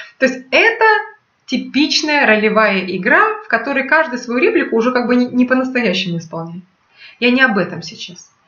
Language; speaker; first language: Russian; native; Russian